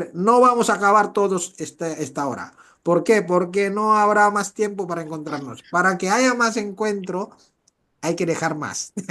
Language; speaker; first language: Spanish; non-native, fluent; Indonesian